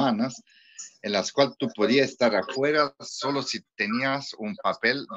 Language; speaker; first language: Spanish; non-native, fluent; Italian